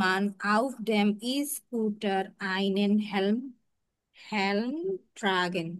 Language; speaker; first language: German; non-native, learner; Bangla